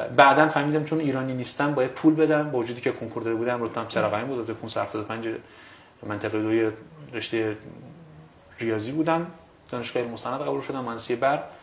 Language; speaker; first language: Persian; early bilingual, other home language; Kashmiri